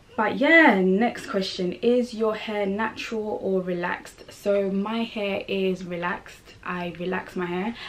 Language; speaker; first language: English; non-native, local second language; Kinyarwanda